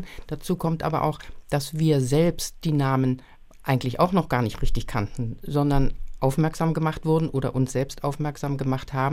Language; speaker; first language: German; native; German